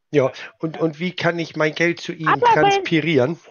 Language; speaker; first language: German; native; German